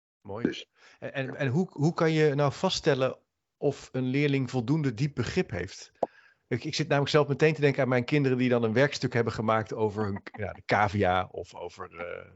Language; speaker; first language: Dutch; native; Dutch